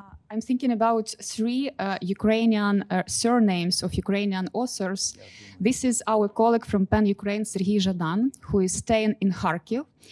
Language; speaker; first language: English; non-native, fluent; Ukrainian